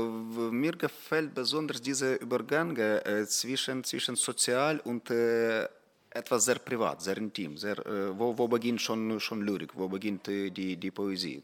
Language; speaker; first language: German; non-native, fluent; Ukrainian